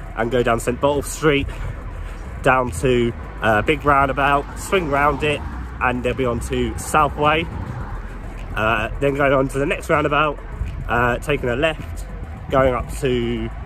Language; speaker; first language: English; native; English